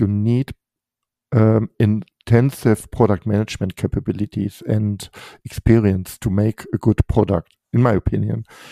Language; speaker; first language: English; non-native, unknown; German